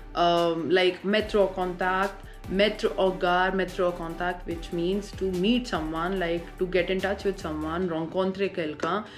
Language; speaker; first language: English; non-native, local second language; Hindi